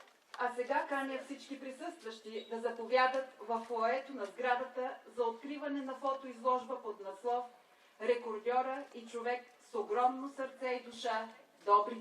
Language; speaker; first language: Bulgarian; native; Bulgarian